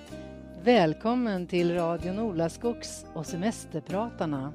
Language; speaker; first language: Swedish; native; Swedish